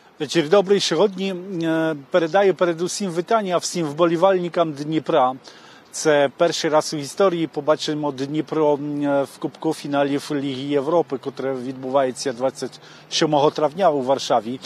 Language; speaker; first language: Ukrainian; non-native, fluent; Polish